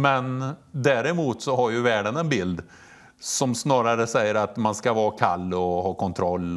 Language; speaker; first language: Swedish; native; Swedish